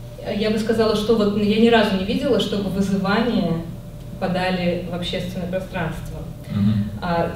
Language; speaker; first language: Russian; native; Russian